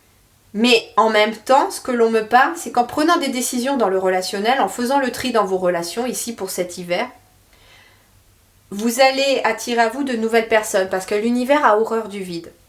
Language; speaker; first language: French; native; French